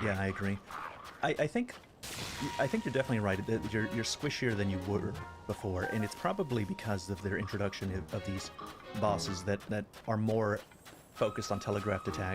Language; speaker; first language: English; native; English